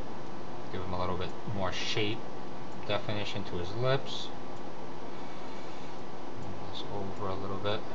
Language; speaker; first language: English; native; English